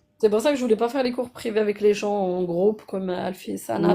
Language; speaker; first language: French; native; French